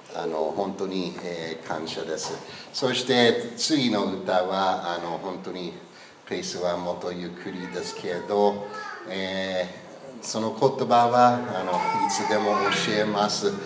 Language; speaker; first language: Japanese; non-native, learner; English